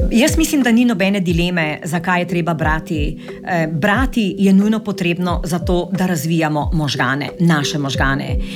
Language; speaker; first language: Slovenian; native; Slovenian